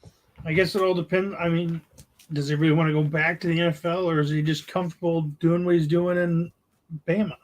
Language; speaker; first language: English; native; English